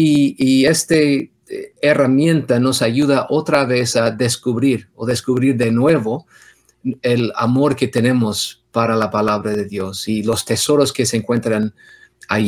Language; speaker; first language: Spanish; non-native, fluent; English